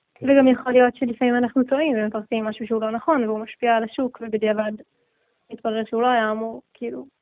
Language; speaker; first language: Hebrew; native; Hebrew